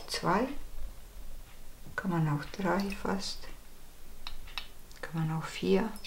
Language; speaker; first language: German; non-native, fluent; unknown